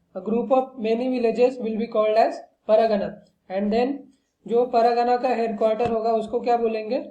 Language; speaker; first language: Hindi; non-native, local second language; Marathi